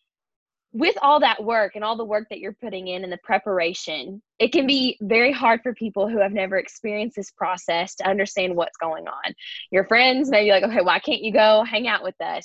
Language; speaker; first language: English; native; English